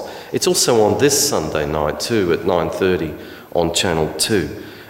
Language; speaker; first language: English; native; English